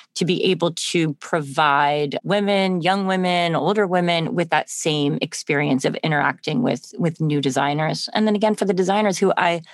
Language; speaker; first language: English; native; English